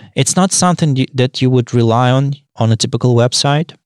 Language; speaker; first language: English; non-native, fluent; Russian